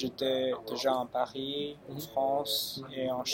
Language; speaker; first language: French; early bilingual, other home language; Chinese